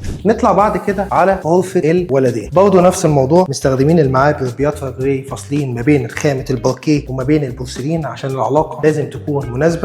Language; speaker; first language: Arabic; native; Arabic